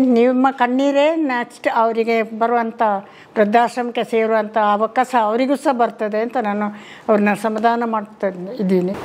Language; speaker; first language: Kannada; non-native, local second language; Kodava